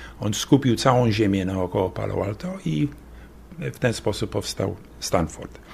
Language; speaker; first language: Polish; early bilingual, heritage; Polish